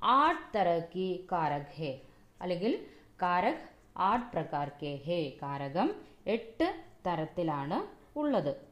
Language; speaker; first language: Hindi; non-native, local second language; Malayalam